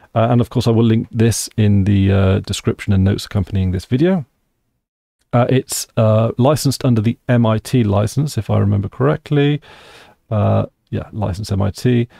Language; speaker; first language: English; native; English